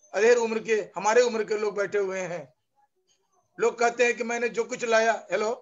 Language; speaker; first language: Hindi; non-native, local second language; Bangla